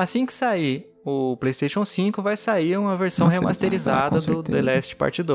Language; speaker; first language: Portuguese; native; Portuguese